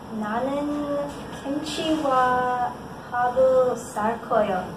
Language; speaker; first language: Korean; non-native, learner; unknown